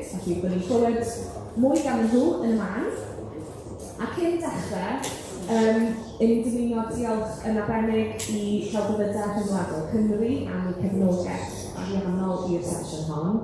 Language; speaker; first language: Welsh; native; Welsh